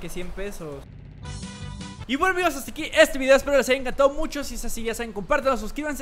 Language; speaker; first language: Spanish; native; Spanish